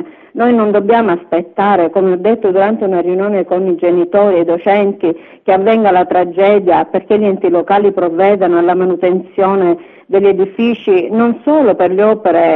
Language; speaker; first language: Italian; native; Italian